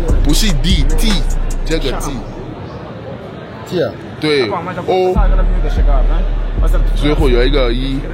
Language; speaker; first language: Chinese; non-native, fluent; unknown